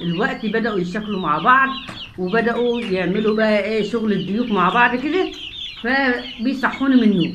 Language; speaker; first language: Arabic; native; Arabic